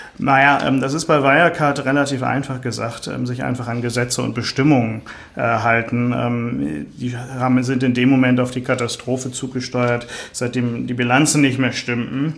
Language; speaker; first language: German; native; German